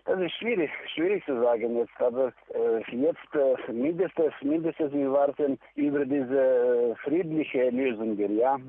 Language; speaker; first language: German; non-native, learner; Ukrainian